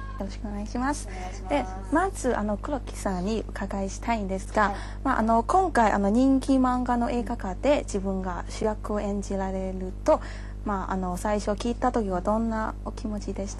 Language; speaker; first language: Japanese; non-native, learner; Chinese